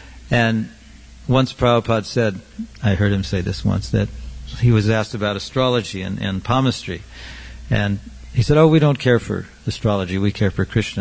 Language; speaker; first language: English; native; English